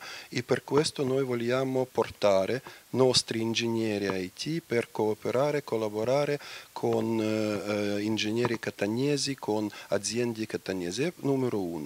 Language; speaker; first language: Italian; non-native, fluent; Ukrainian